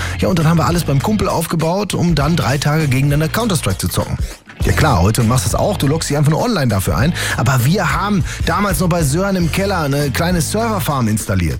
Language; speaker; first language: German; native; German